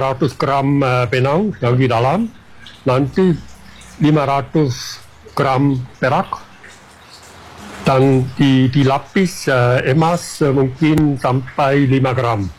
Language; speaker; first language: Indonesian; non-native, fluent; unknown